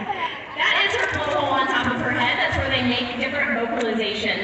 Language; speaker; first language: English; native; English